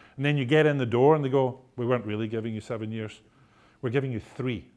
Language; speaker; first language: English; native; English